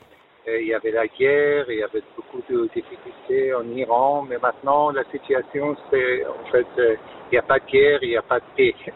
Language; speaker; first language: French; non-native, fluent; Persian